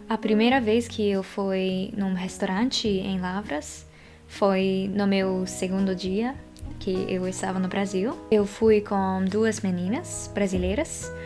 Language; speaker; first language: Portuguese; non-native, fluent; Dutch